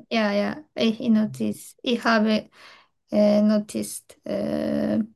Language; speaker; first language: German; non-native, learner; Turkish